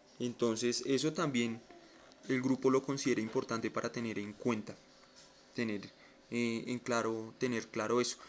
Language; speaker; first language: Spanish; native; Spanish